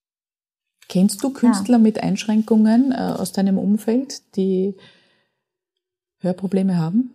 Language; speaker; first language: German; native; German